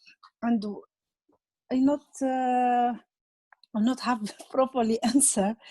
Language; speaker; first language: English; non-native, learner; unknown